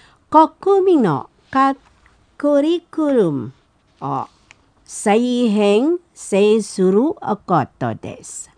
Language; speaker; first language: Japanese; non-native, fluent; Indonesian